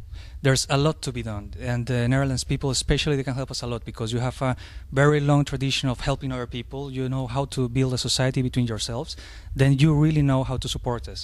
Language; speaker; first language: English; non-native, fluent; Spanish